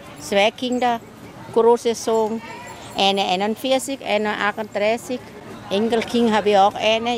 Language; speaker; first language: German; non-native, learner; Thai